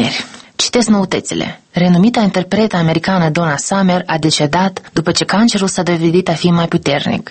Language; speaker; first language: Romanian; native; Romanian